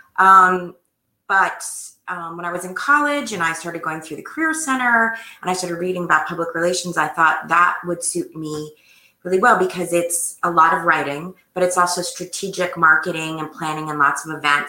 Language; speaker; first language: English; native; English